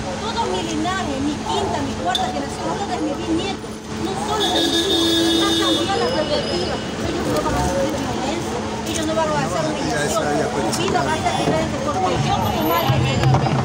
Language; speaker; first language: Spanish; native; Spanish